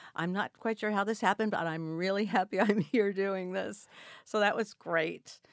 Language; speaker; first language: English; native; English